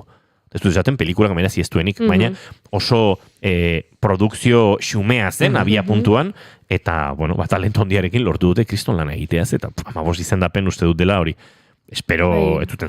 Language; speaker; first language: Basque; native; Basque